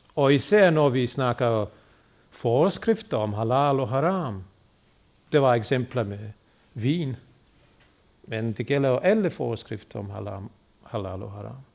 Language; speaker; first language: Danish; native; Danish